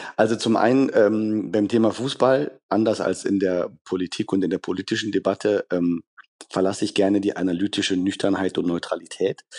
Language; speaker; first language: German; early bilingual, other home language; Persian